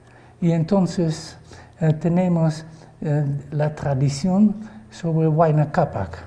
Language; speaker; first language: Spanish; non-native, fluent; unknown